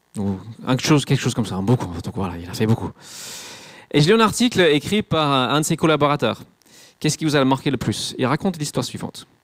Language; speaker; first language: French; non-native, fluent; English